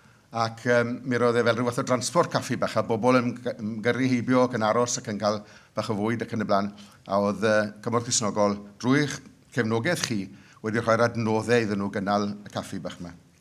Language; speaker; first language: Welsh; native; Welsh